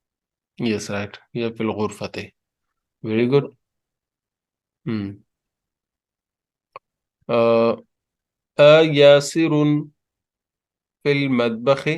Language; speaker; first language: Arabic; non-native, fluent; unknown